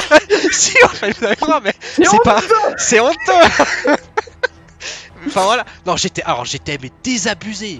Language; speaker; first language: French; native; French